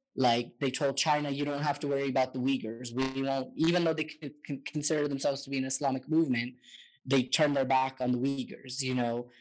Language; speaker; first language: English; native; English